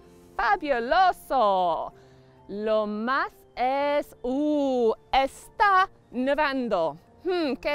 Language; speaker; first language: Spanish; non-native, fluent; English